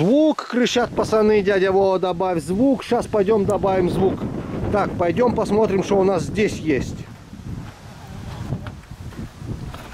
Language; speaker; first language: Russian; native; Russian